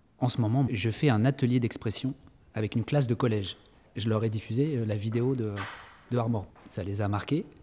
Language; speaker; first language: French; native; French